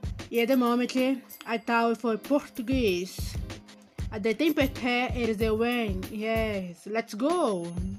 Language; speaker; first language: English; non-native, learner; Portuguese